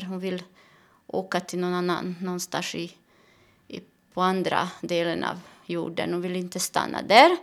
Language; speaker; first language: Swedish; non-native, learner; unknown